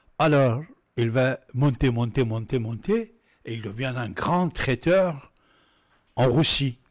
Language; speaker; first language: French; non-native, fluent; Persian